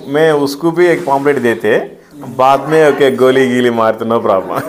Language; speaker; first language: Hindi; non-native, local second language; Telugu